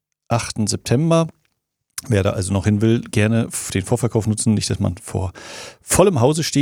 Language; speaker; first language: German; native; German